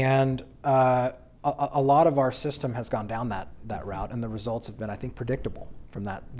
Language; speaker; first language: English; native; English